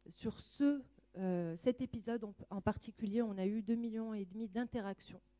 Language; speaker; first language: French; non-native, local second language; Arabic